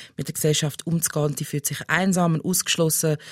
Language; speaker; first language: German; non-native, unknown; English